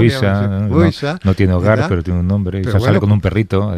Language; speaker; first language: Spanish; native; Spanish